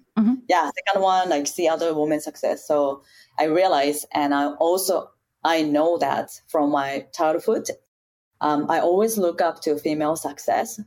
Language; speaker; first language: English; non-native, fluent; Japanese